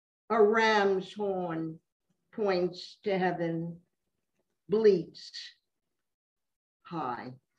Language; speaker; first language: English; native; English